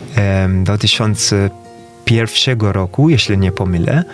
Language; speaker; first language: Polish; non-native, fluent; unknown